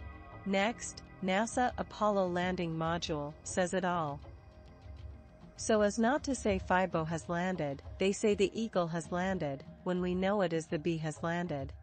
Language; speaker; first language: English; non-native, fluent; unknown